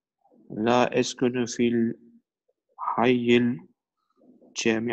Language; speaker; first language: Arabic; non-native, learner; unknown